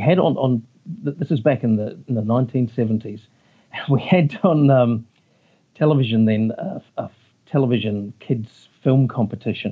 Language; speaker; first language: English; native; English